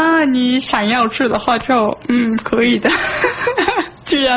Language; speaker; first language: Chinese; non-native, fluent; Japanese